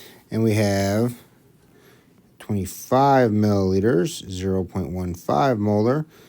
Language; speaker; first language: English; native; English